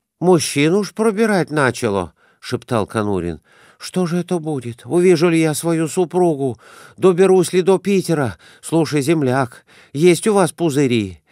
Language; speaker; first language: Russian; native; Russian